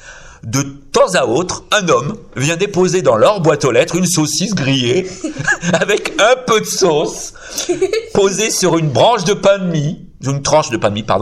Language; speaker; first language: French; native; French